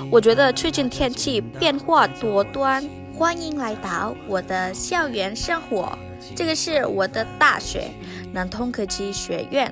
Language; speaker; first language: Chinese; non-native, learner; Indonesian